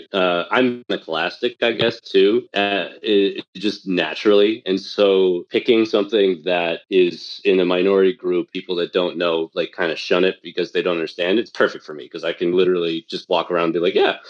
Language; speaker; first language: English; early bilingual, other home language; Chinese